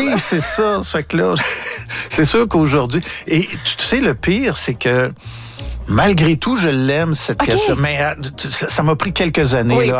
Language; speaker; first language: French; native; French